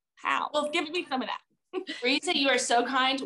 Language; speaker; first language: English; native; English